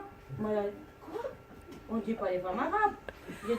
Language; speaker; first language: French; non-native, learner; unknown